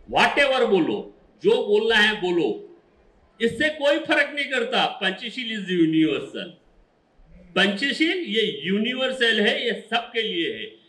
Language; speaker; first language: Hindi; non-native, local second language; Marathi